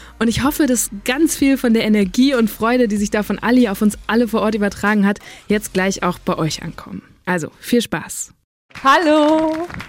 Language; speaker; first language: German; native; German